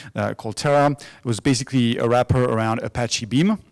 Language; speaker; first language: English; non-native, fluent; French